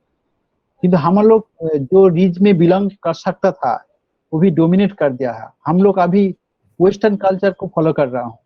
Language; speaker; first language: Hindi; non-native, local second language; Bangla